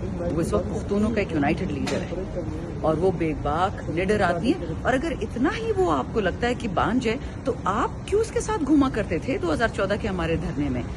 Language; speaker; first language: Urdu; non-native, local second language; Pashto